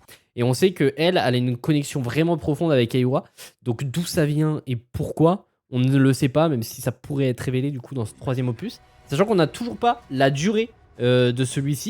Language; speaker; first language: French; native; French